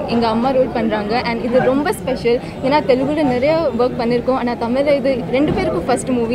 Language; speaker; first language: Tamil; non-native, fluent; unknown